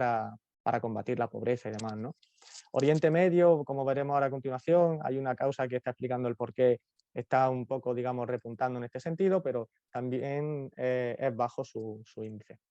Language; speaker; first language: Spanish; native; Spanish